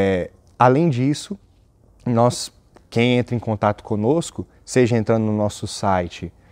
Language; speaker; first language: Portuguese; native; Portuguese